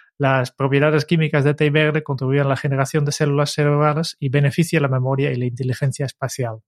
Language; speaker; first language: Spanish; non-native, fluent; Dutch